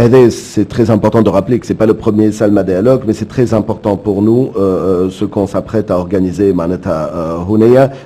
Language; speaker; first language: French; non-native, local second language; Arabic